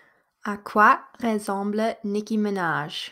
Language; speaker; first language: French; non-native, fluent; English